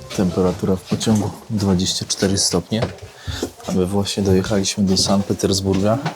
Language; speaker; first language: Polish; native; Polish